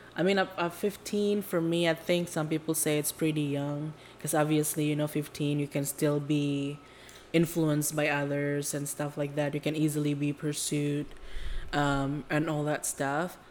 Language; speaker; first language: English; non-native, fluent; Indonesian